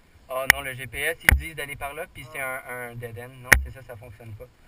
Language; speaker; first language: French; early bilingual, heritage; French